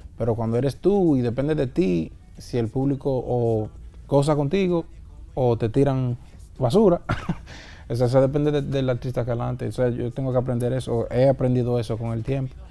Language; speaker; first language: Spanish; early bilingual, heritage; Spanish